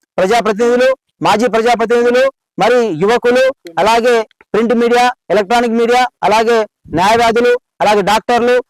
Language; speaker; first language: Telugu; non-native, local second language; Lambadi